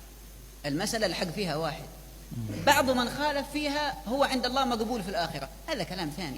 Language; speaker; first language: Arabic; native; Arabic